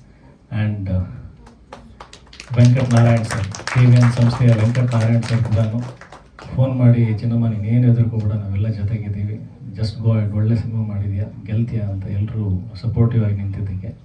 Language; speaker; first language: Kannada; native; Kannada